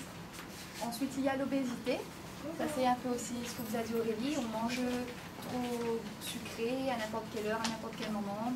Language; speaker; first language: French; native; French